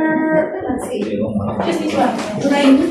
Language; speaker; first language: English; non-native, fluent; Indonesian